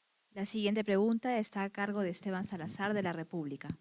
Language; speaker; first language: Spanish; native; Spanish